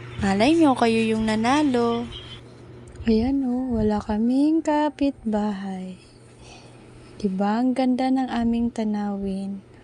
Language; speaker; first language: Filipino; non-native, local second language; Cebuano